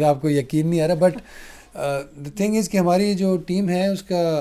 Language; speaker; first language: Urdu; native; Urdu